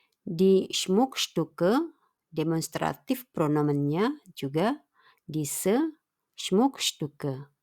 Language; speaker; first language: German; non-native, fluent; Indonesian